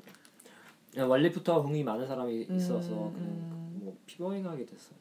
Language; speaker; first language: Korean; non-native, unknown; German